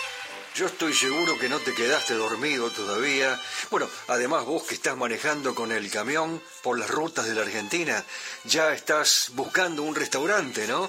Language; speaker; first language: Spanish; native; Spanish